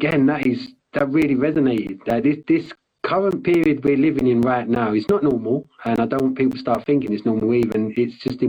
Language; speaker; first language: English; native; English